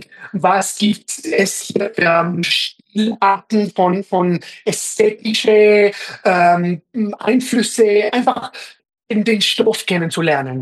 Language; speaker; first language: German; non-native, fluent; Spanish